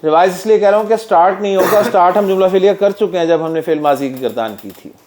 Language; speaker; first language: Urdu; native; Urdu